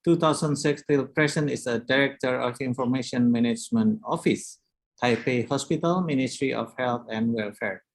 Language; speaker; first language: English; non-native, learner; Indonesian